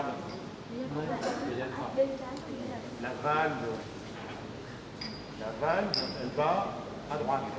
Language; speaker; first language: French; native; French